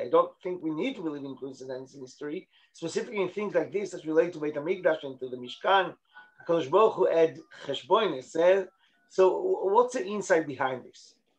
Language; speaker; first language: English; non-native, fluent; Hebrew